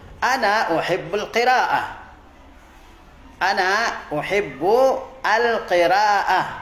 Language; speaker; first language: Arabic; non-native, fluent; Indonesian